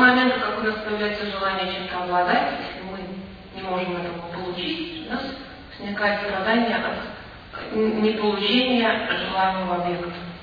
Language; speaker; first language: Russian; native; Russian